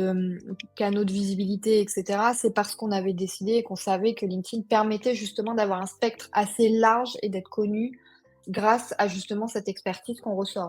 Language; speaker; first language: French; native; French